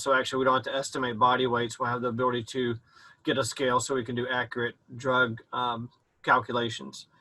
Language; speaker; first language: English; native; English